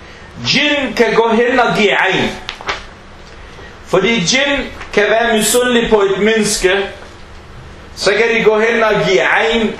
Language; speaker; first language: Danish; early bilingual, other home language; Arabic